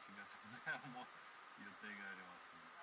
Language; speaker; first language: Japanese; non-native, learner; Russian